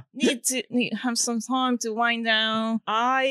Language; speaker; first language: English; non-native, fluent; Japanese